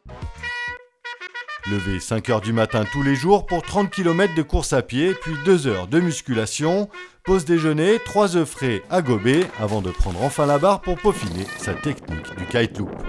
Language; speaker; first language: French; native; French